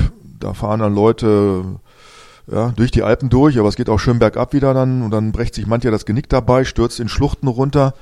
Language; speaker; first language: German; native; German